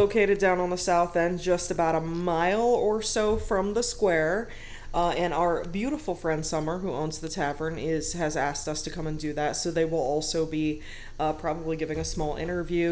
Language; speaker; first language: English; native; English